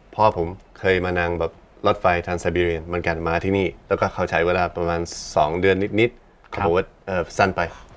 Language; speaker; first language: Thai; non-native, fluent; English